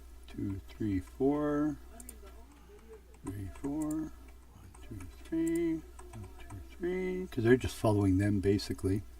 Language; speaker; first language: English; native; English